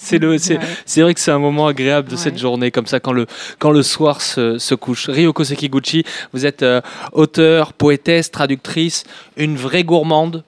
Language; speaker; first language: French; native; French